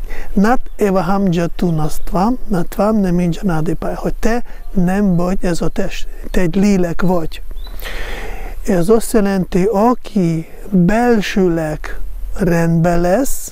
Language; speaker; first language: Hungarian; non-native, fluent; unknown